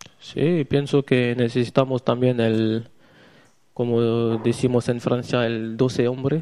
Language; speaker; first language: Spanish; non-native, learner; French